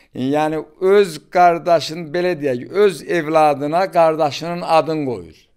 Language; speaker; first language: Azerbaijani; native; Azerbaijani